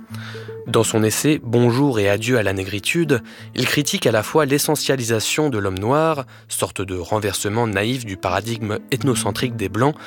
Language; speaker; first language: French; native; French